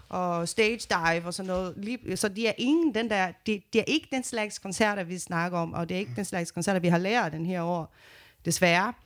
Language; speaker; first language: Danish; non-native, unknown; Portuguese